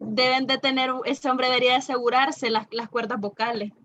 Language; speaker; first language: Spanish; native; Spanish